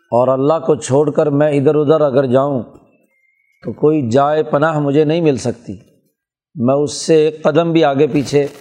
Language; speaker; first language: Urdu; non-native, local second language; Punjabi